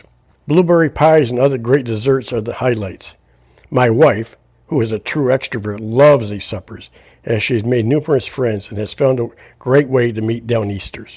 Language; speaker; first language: English; native; English